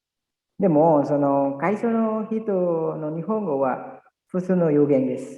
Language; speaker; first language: Japanese; non-native, learner; Indonesian